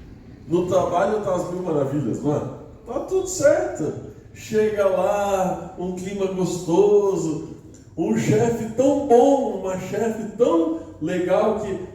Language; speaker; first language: Portuguese; native; Portuguese